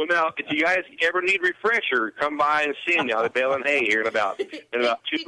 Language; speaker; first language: English; native; English